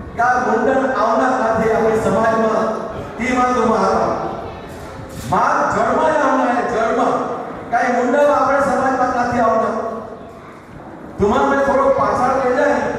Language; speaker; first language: Gujarati; non-native, local second language; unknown